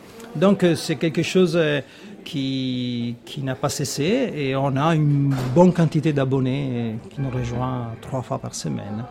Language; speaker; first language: French; non-native, fluent; Italian